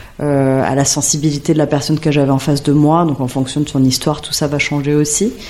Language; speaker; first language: French; native; French